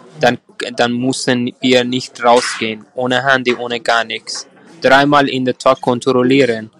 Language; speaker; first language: German; non-native, learner; Persian